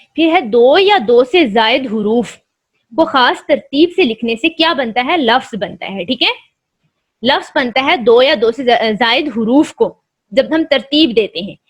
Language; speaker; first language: Urdu; native; Urdu